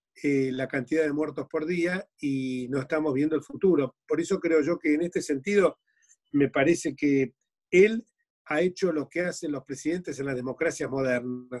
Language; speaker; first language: Spanish; native; Spanish